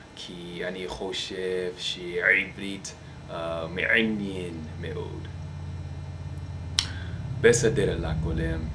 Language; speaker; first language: Hebrew; non-native, learner; English